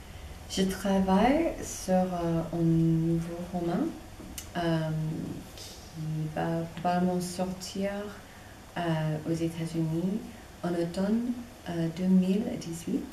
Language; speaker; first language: French; non-native, fluent; English